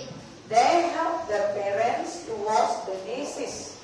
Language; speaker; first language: English; non-native, learner; Indonesian